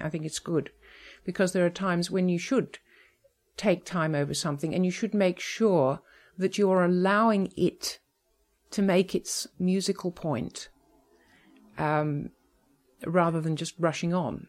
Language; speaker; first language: English; native; English